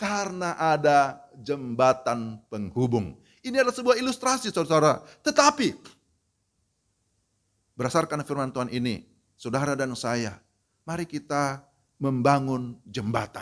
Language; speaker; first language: Indonesian; native; Indonesian